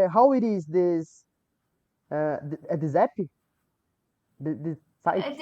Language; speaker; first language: English; non-native, learner; Portuguese